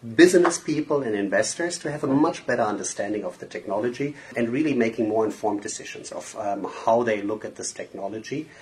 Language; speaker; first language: English; non-native, fluent; German